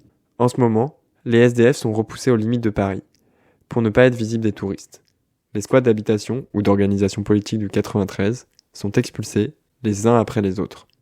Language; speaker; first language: French; native; French